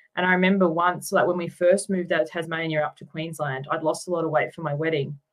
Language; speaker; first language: English; native; English